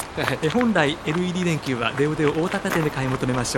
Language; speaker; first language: Japanese; native; Japanese